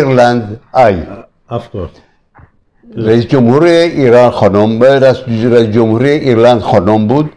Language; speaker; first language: Persian; early bilingual, other home language; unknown